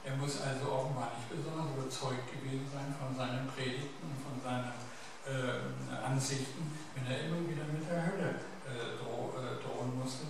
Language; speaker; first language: German; native; German